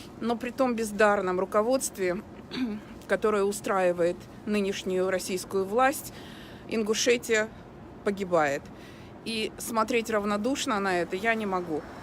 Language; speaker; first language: Russian; non-native, local second language; Ingush